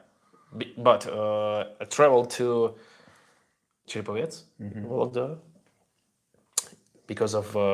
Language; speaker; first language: English; non-native, learner; Russian